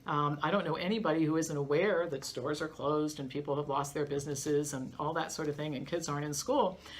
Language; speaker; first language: English; native; English